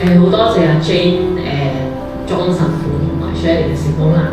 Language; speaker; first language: Cantonese; native; Cantonese